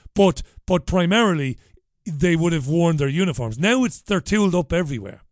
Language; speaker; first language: English; native; English